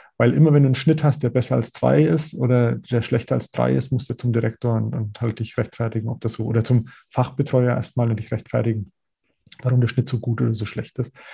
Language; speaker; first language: German; native; German